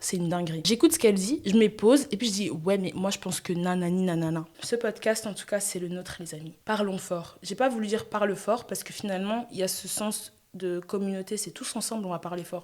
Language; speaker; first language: French; native; French